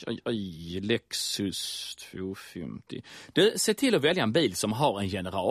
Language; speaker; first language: Swedish; native; Swedish